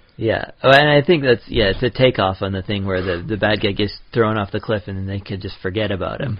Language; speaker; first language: English; native; English